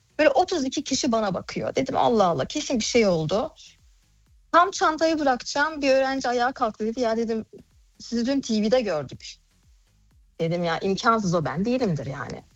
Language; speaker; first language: Turkish; early bilingual, heritage; Turkish